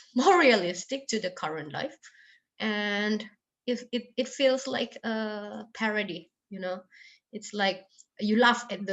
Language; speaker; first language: English; non-native, learner; Indonesian